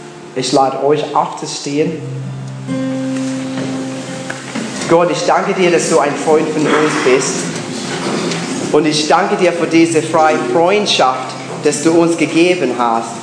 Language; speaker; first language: German; non-native, learner; English